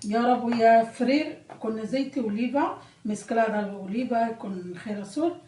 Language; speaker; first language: Spanish; non-native, learner; Arabic